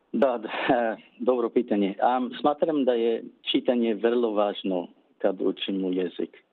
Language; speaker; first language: Serbian; non-native, learner; English